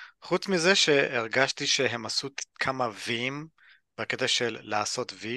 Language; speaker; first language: Hebrew; native; Hebrew